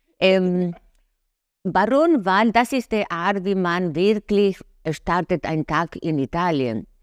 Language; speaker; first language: German; non-native, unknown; Spanish